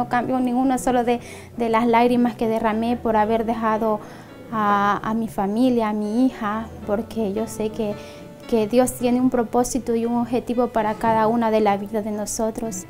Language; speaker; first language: Spanish; native; Spanish